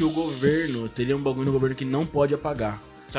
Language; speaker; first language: Portuguese; native; Portuguese